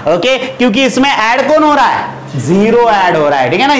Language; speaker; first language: Hindi; non-native, local second language; Marathi